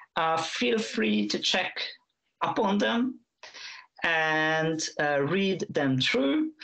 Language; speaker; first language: English; non-native, fluent; Hungarian